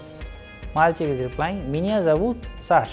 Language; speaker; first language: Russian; non-native, fluent; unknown